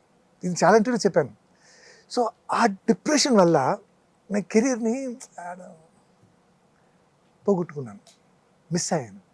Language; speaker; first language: Telugu; non-native, fluent; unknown